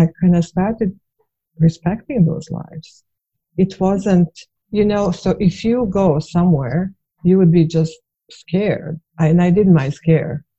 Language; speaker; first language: English; non-native, fluent; Bosnian